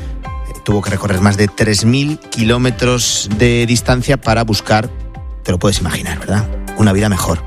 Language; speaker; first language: Spanish; native; Spanish